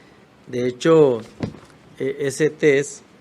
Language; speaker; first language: Spanish; native; Spanish